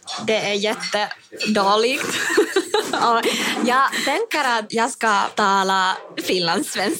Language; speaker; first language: Swedish; non-native, learner; Finnish